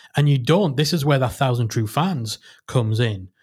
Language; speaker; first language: English; native; English